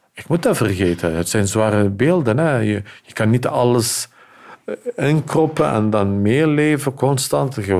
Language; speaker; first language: Dutch; early bilingual, other home language; Turkish